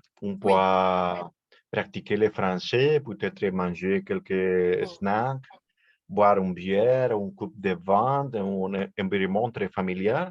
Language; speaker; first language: French; non-native, learner; Spanish